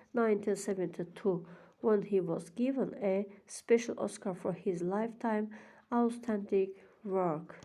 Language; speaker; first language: English; non-native, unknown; Azerbaijani